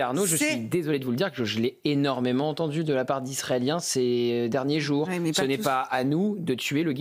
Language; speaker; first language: French; native; French